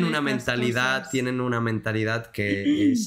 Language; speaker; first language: Spanish; native; Spanish